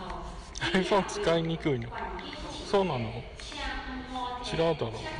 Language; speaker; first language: Japanese; non-native, fluent; Chinese